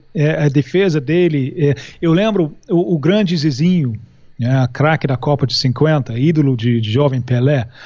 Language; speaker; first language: Portuguese; non-native, fluent; English